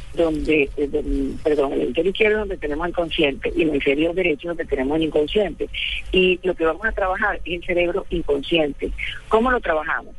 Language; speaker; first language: Spanish; native; Spanish